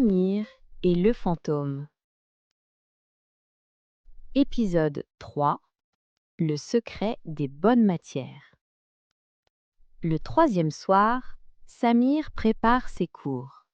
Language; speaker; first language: French; non-native, local second language; Arabic